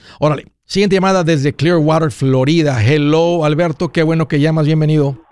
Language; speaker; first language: Spanish; early bilingual, heritage; Spanish